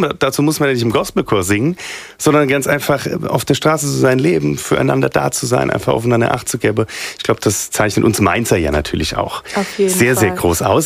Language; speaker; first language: German; native; German